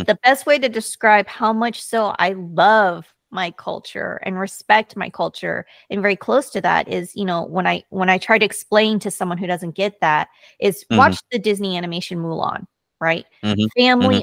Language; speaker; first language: English; early bilingual, other home language; Korean